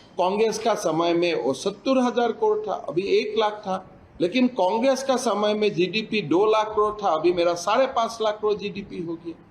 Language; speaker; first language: Hindi; non-native, local second language; Assamese